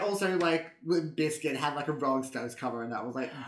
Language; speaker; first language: English; native; English